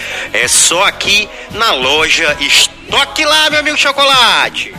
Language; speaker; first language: Portuguese; native; Portuguese